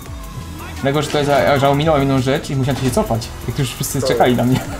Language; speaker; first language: Polish; native; Polish